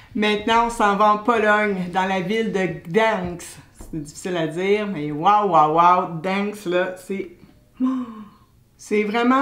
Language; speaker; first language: French; native; French